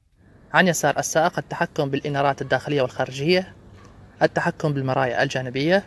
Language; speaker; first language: Arabic; native; Arabic